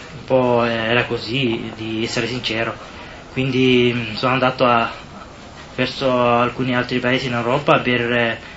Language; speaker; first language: Italian; non-native, learner; Somali